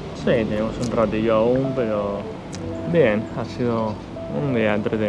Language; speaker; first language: Spanish; native; Spanish